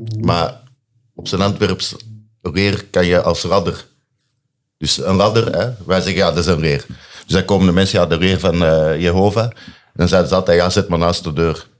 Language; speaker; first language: Dutch; native; Dutch